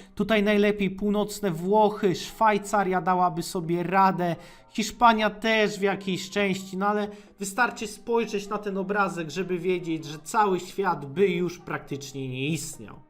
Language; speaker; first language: Polish; native; Polish